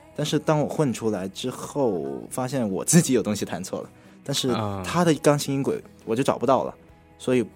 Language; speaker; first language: Chinese; native; Chinese